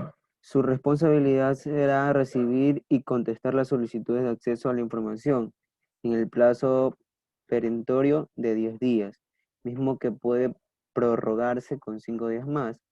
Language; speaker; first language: Spanish; native; Spanish